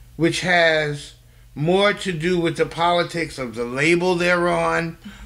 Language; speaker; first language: English; native; English